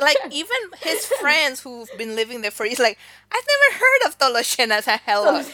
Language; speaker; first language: English; early bilingual, other home language; Indonesian